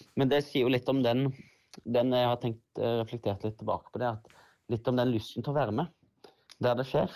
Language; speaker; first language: Norwegian; native; Norwegian